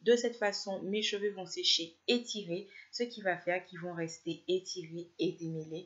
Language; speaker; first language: French; native; French